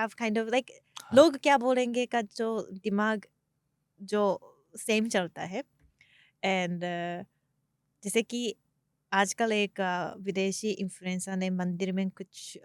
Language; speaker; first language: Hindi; non-native, fluent; Japanese